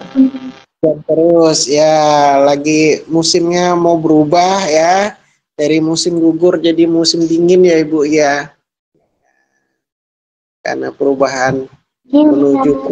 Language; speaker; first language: Indonesian; native; Indonesian